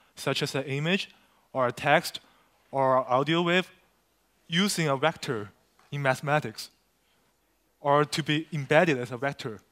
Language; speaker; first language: English; non-native, fluent; Chinese